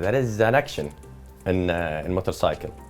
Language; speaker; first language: English; non-native, learner; Arabic